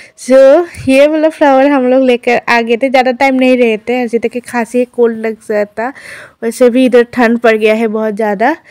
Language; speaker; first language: Hindi; non-native, local second language; Assamese